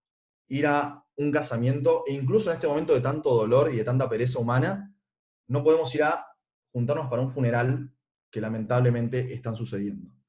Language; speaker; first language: Spanish; native; Spanish